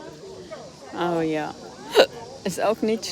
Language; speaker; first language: German; non-native, learner; Cebuano